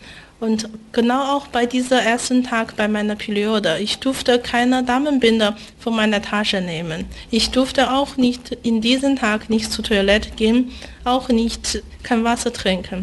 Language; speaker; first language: German; non-native, fluent; Chinese